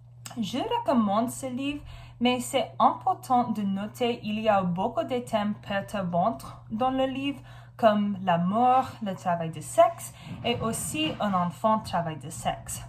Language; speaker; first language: French; non-native, learner; English